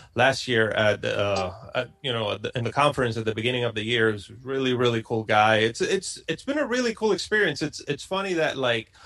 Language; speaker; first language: English; non-native, fluent; Spanish